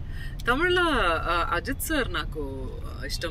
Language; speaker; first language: Telugu; non-native, learner; Tamil